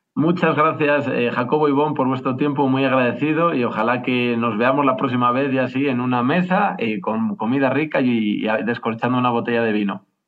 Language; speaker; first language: Spanish; native; Spanish